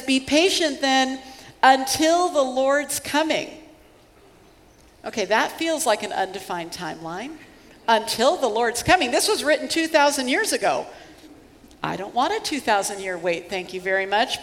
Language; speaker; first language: English; native; English